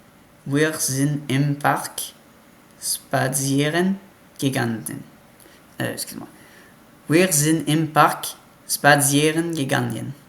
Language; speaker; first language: German; non-native, learner; French